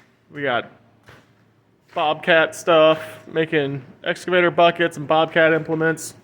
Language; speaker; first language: English; native; English